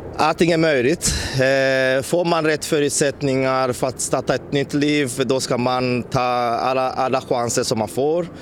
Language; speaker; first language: Swedish; non-native, fluent; Rundi